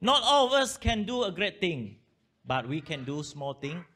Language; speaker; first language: English; non-native, local second language; Malay